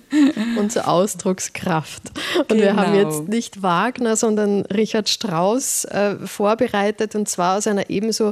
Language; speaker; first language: German; native; German